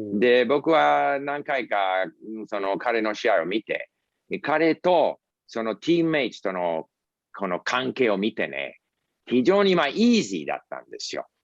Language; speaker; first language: Japanese; non-native, fluent; English